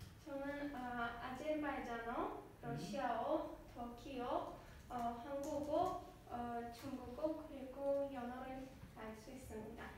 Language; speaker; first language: Korean; non-native, learner; Azerbaijani